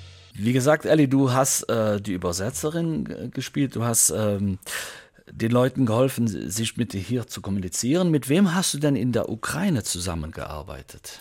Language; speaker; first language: German; native; German